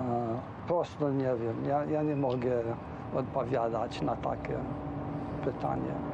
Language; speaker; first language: Polish; early bilingual, heritage; English